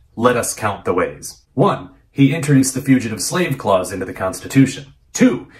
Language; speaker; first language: English; native; English